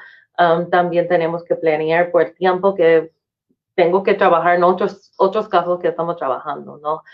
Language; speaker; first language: Spanish; non-native, fluent; English